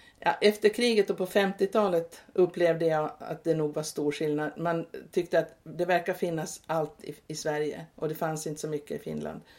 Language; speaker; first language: Swedish; native; Swedish